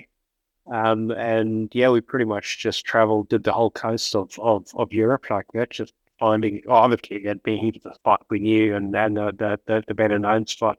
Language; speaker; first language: English; native; English